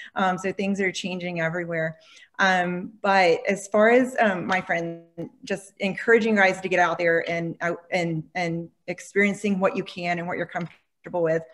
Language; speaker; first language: English; native; English